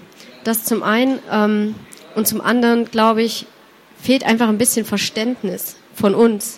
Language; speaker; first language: German; native; German